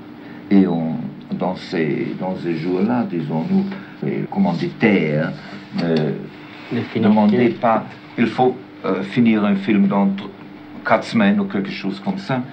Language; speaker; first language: French; non-native, learner; German